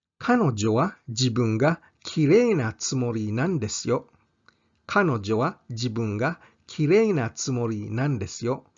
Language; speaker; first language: Japanese; non-native, fluent; English